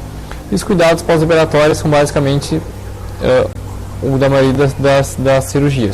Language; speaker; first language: Portuguese; native; Portuguese